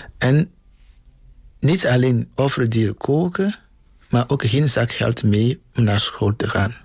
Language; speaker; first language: Dutch; non-native, fluent; Ewe